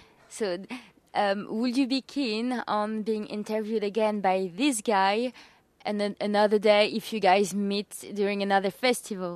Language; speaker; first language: English; non-native, fluent; French